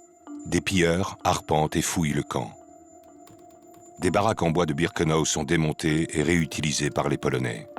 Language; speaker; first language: French; native; French